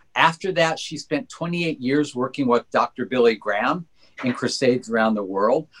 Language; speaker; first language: English; native; English